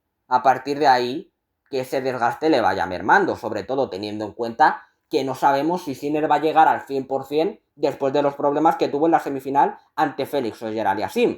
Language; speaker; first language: Spanish; native; Spanish